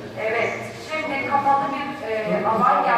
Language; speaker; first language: Turkish; non-native, learner; Arabic